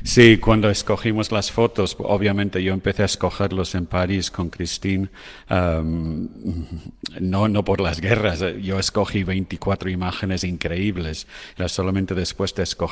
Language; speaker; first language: Spanish; non-native, fluent; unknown